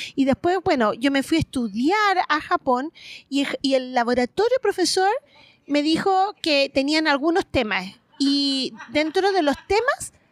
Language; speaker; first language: Spanish; native; Spanish